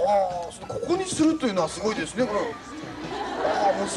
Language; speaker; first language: Japanese; native; Japanese